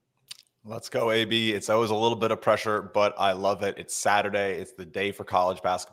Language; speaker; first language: English; native; English